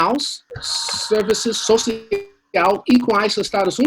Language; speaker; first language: Portuguese; non-native, learner; English